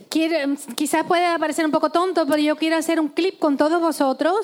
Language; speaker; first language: Spanish; native; Spanish